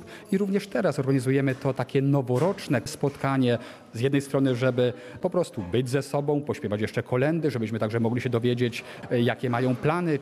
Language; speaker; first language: Polish; native; Polish